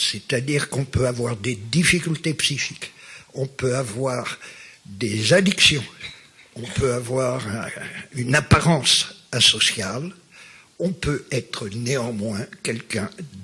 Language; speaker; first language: French; native; French